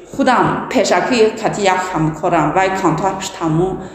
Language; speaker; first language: Persian; non-native, learner; Chinese